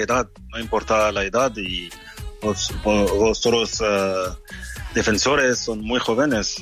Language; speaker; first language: Spanish; non-native, fluent; French